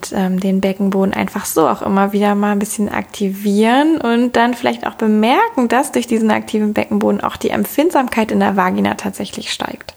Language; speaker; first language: German; native; German